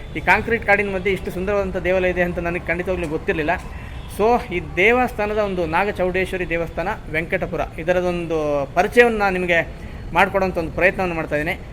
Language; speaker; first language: Kannada; native; Kannada